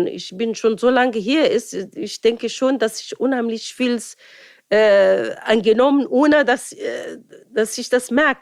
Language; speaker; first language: German; non-native, fluent; Arabic